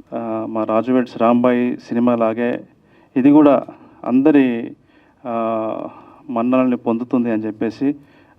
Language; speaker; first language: Telugu; native; Telugu